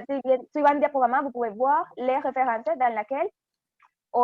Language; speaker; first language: French; non-native, fluent; Spanish